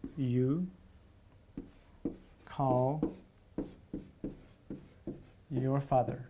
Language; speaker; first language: English; non-native, fluent; Spanish